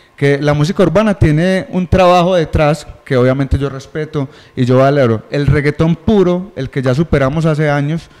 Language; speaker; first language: Spanish; native; Spanish